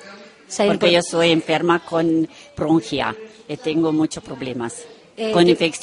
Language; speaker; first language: Spanish; non-native, learner; Romanian